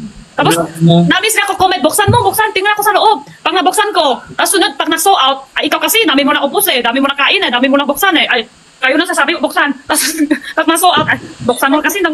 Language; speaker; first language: Filipino; non-native, learner; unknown